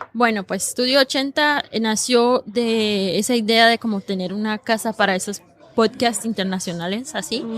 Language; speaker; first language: Spanish; early bilingual, heritage; Spanish